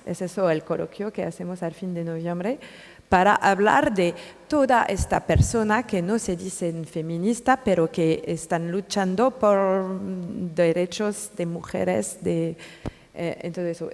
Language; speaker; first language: Spanish; non-native, learner; French